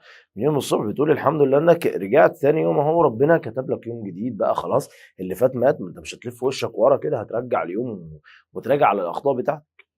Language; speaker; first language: Arabic; native; Arabic